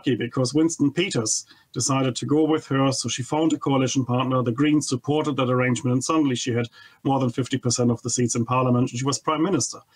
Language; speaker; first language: English; non-native, fluent; German